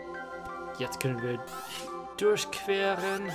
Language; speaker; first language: German; non-native, learner; English